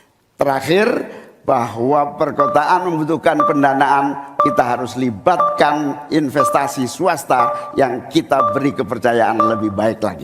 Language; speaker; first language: Indonesian; native; Indonesian